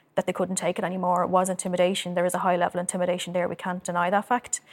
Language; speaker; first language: English; native; English